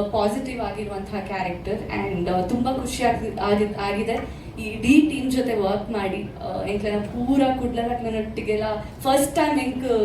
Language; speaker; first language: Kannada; non-native, local second language; Tulu